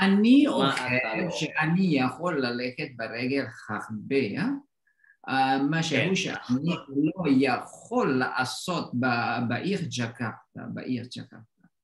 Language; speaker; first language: Hebrew; non-native, learner; Indonesian